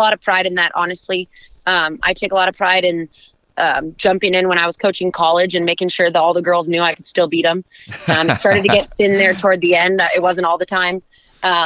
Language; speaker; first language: English; native; English